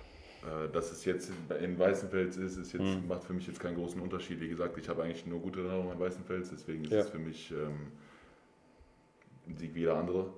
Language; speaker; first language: German; native; German